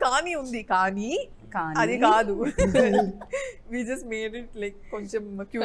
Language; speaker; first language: Telugu; non-native, fluent; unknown